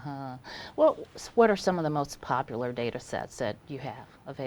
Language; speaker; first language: English; native; English